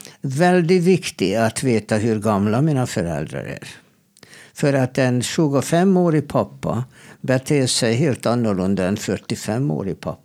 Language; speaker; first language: Swedish; non-native, fluent; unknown